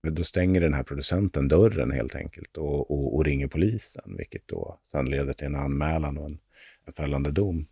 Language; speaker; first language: Swedish; native; Swedish